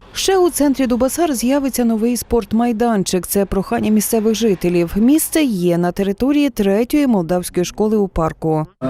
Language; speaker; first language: Ukrainian; non-native, local second language; Russian